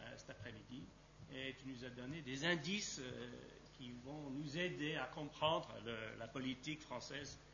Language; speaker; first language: French; non-native, fluent; English